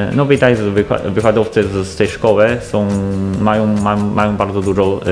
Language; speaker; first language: Polish; non-native, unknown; Chinese